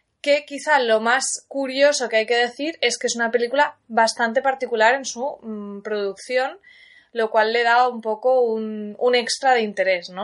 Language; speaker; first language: Spanish; native; Spanish